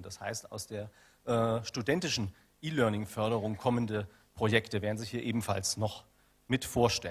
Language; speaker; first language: German; native; German